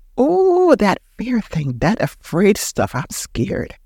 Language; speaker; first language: English; early bilingual, heritage; Spanish